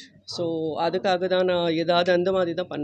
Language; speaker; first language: Tamil; non-native, learner; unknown